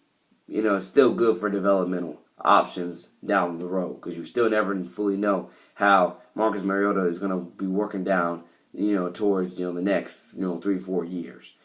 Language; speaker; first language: English; native; English